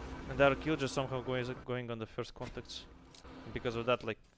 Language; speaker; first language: English; non-native, fluent; Russian